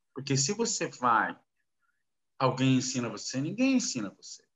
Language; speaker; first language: Portuguese; non-native, learner; Arabic